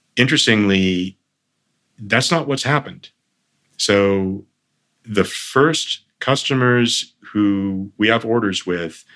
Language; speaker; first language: English; early bilingual, other home language; Armenian